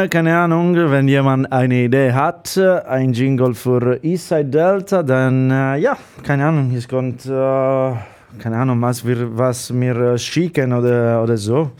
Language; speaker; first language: German; non-native, learner; Italian